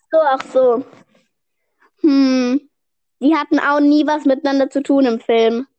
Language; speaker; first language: German; native; German